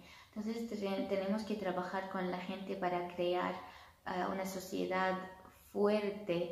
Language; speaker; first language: Spanish; non-native, fluent; Arabic